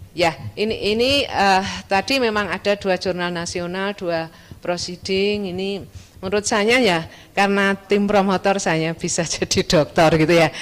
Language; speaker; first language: Indonesian; non-native, local second language; Javanese